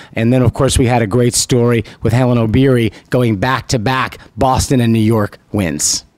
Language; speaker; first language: English; native; English